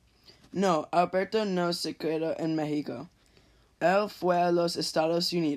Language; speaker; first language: Spanish; non-native, learner; English